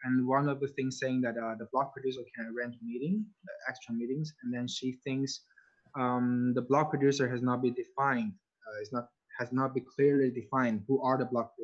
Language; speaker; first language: English; non-native, fluent; Chinese